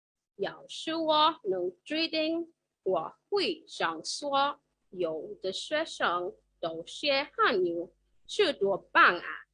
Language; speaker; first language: Chinese; non-native, learner; English